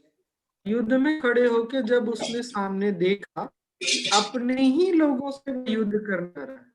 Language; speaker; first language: Hindi; native; Hindi